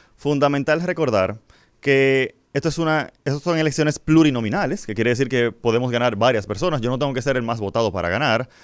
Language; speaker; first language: Spanish; native; Spanish